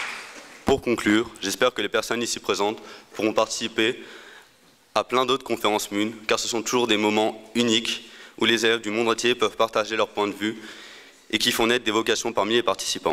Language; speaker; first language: French; native; French